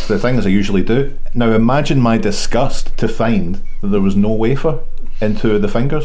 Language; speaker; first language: English; native; English